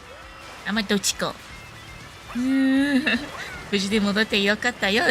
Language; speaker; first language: Japanese; non-native, fluent; English